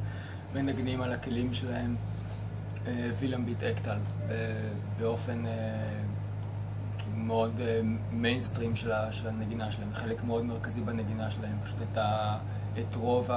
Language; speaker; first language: Hebrew; native; Hebrew